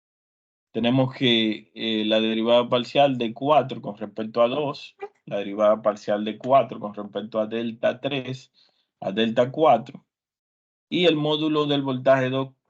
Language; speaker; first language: Spanish; native; Spanish